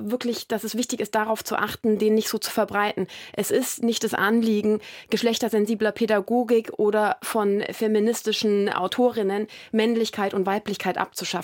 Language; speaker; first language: German; native; German